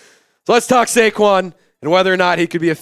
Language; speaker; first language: English; native; English